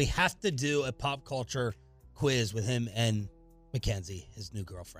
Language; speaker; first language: English; native; English